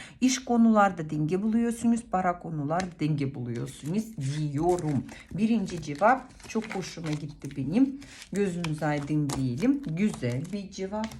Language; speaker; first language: Turkish; non-native, fluent; Russian